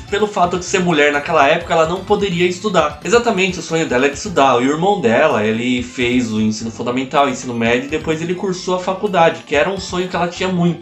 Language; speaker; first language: Portuguese; native; Portuguese